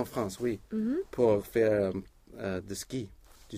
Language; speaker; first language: French; non-native, learner; Swedish